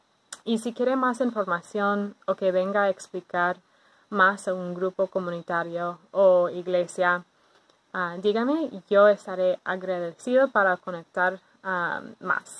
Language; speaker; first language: Spanish; non-native, fluent; English